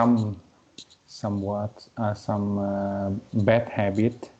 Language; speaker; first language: English; non-native, learner; Vietnamese